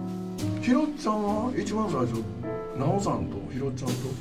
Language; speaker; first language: Japanese; native; Japanese